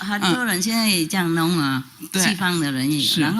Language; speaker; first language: Chinese; non-native, fluent; Vietnamese